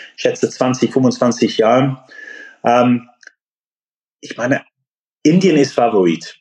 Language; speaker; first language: German; non-native, fluent; English